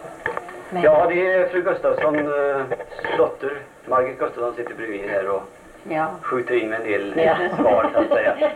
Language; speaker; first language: Swedish; native; Swedish